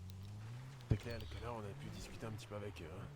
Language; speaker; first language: French; native; French